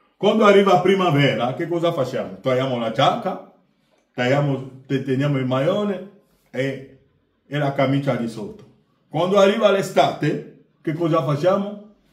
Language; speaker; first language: Italian; non-native, fluent; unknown